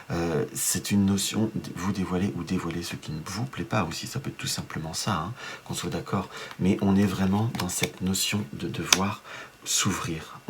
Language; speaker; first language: French; native; French